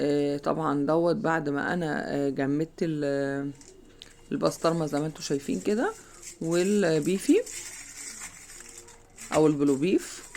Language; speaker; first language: Arabic; native; Arabic